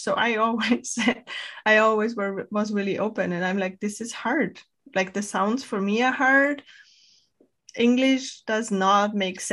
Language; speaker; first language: English; non-native, fluent; German